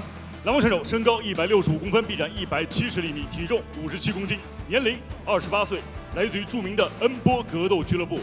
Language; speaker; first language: Chinese; native; Chinese